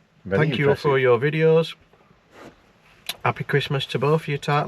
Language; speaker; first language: English; native; English